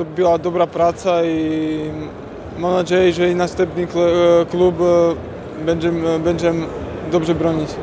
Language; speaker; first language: Polish; non-native, learner; Slovak